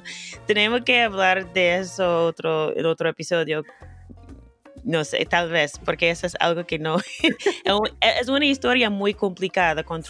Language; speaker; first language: Spanish; non-native, fluent; English